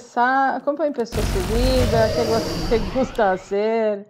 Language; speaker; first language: Spanish; non-native, learner; Portuguese